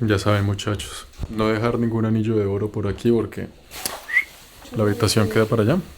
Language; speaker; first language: Spanish; native; Spanish